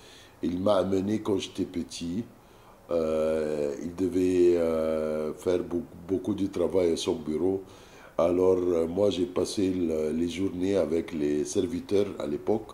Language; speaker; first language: French; non-native, fluent; Arabic